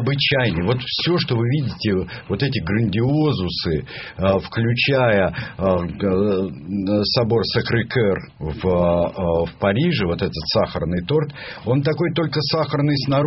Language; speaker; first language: Russian; native; Russian